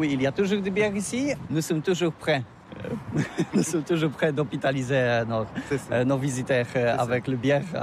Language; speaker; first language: French; non-native, learner; Polish